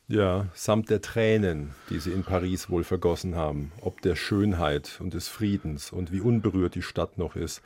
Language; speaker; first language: German; native; German